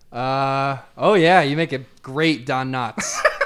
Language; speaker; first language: English; native; English